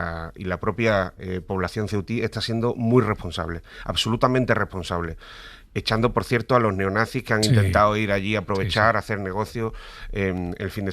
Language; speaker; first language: Spanish; native; Spanish